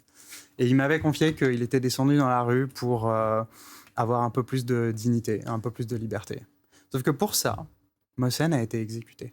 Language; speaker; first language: French; native; French